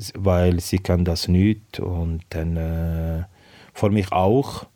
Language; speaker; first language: German; non-native, learner; Arabic